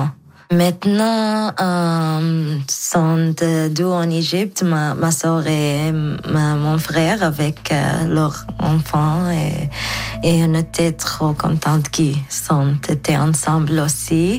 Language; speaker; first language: French; non-native, learner; Arabic